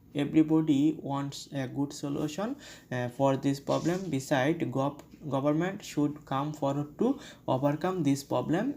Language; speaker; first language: English; non-native, local second language; Bangla